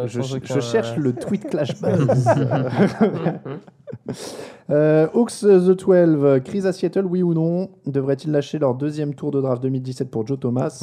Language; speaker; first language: French; native; French